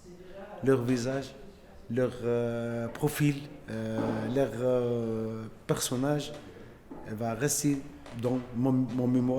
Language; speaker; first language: French; non-native, learner; Arabic